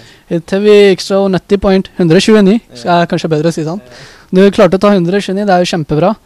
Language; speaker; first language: Norwegian; early bilingual, other home language; Urdu